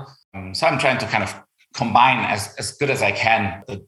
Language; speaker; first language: English; non-native, fluent; German